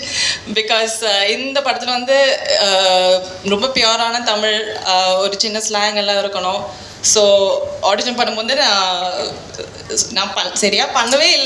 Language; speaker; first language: Tamil; non-native, fluent; Malayalam